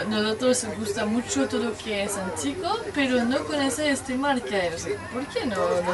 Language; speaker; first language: Spanish; non-native, learner; French